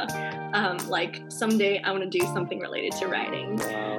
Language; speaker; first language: English; non-native, fluent; Chinese